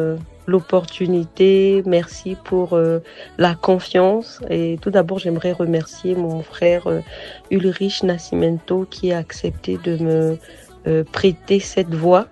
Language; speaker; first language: French; non-native, local second language; Sango